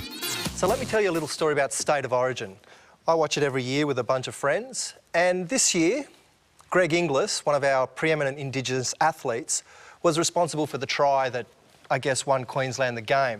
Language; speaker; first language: English; native; English